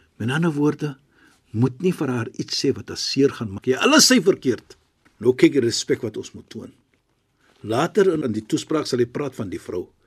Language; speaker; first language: Afrikaans; non-native, fluent; Arabic